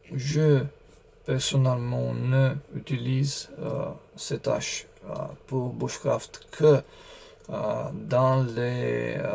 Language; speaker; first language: French; non-native, learner; Romanian